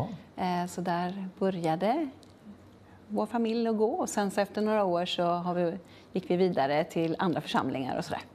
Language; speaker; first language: Swedish; native; Swedish